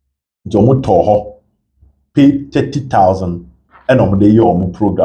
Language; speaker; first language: English; non-native, local second language; Akan